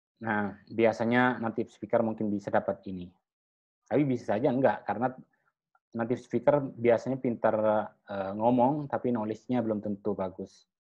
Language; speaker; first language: Indonesian; non-native, local second language; Madurese